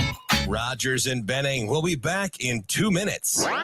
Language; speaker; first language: English; native; English